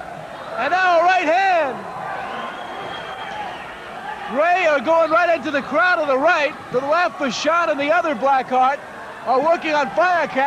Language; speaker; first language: English; native; English